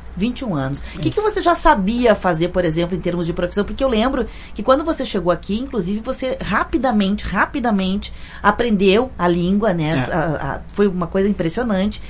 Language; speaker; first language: Portuguese; native; Portuguese